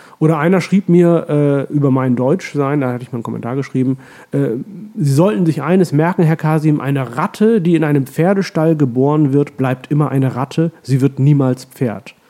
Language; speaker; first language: German; early bilingual, other home language; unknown